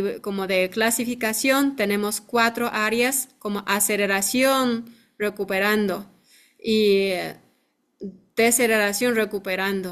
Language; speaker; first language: Spanish; non-native, fluent; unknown